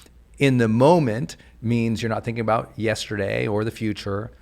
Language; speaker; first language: English; native; English